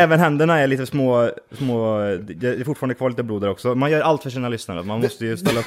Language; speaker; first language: Swedish; native; Swedish